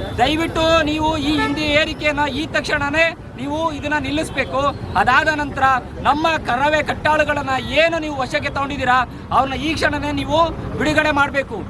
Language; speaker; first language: Kannada; native; Kannada